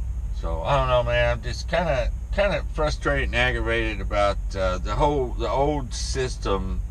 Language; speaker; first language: English; native; English